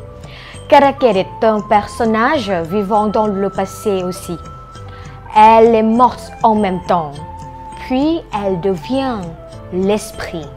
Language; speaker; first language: French; non-native, fluent; Thai